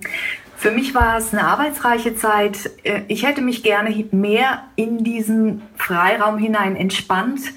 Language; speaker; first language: German; native; German